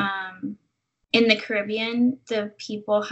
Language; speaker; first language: English; native; English